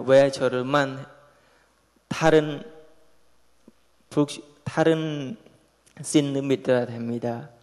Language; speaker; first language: Korean; non-native, learner; Khmer